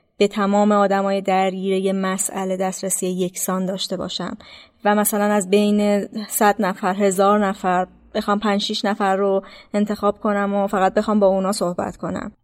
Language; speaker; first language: Persian; native; Persian